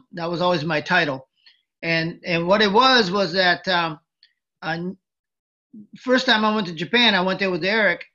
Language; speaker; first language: English; early bilingual, other home language; Japanese